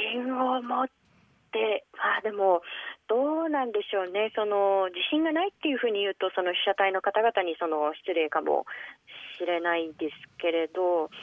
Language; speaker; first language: Japanese; native; Japanese